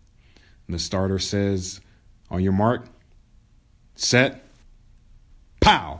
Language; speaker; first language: English; native; English